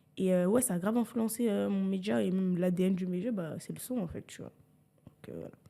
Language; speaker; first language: French; early bilingual, other home language; Haitian Creole